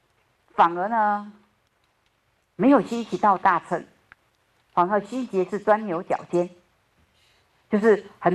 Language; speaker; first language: Chinese; native; Chinese